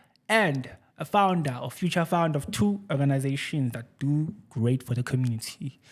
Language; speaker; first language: English; non-native, local second language; Zulu